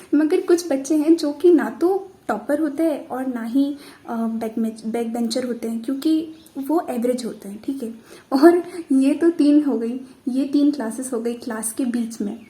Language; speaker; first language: Hindi; native; Hindi